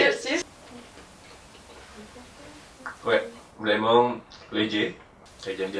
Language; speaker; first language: French; non-native, learner; Indonesian